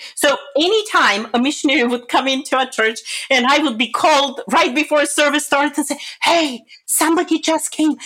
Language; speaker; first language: English; non-native, fluent; Bulgarian